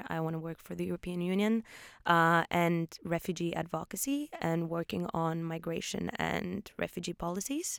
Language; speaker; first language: English; early bilingual, other home language; Polish